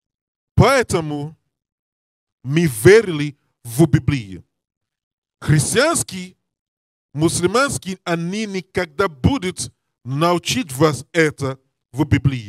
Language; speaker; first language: Russian; non-native, learner; English